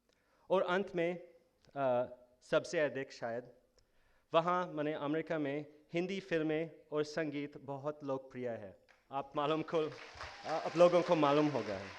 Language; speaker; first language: Hindi; non-native, fluent; English